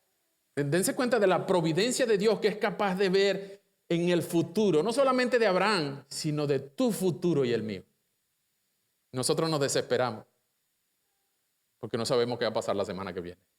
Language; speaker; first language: Spanish; native; Spanish